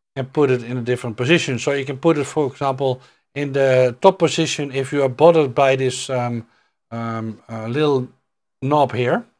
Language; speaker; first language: English; non-native, fluent; Dutch